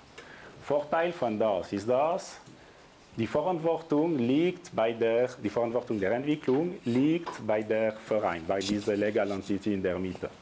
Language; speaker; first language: German; non-native, local second language; French